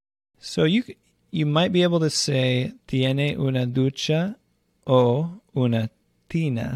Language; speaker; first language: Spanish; non-native, fluent; English